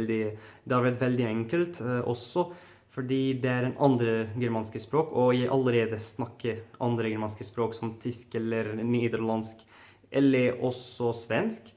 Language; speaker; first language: Norwegian; non-native, fluent; Arabic